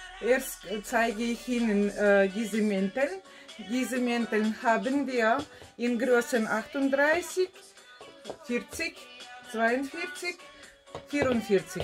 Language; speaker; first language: German; non-native, fluent; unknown